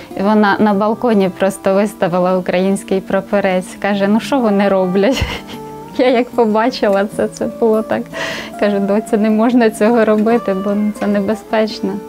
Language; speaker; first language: Ukrainian; native; Ukrainian